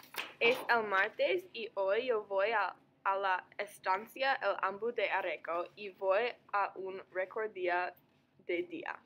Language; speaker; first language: Spanish; non-native, learner; English